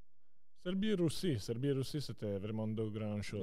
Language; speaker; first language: French; non-native, local second language; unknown